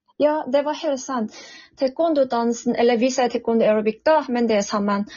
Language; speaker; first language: Norwegian; non-native, fluent; Korean